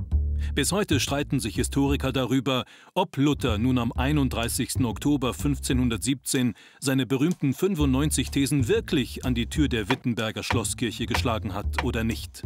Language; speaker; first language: German; native; German